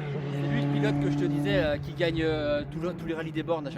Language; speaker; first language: French; native; French